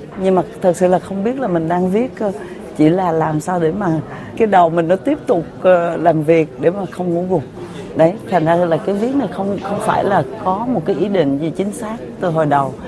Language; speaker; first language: Vietnamese; native; Vietnamese